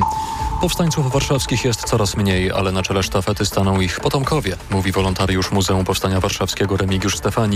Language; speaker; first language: Polish; native; Polish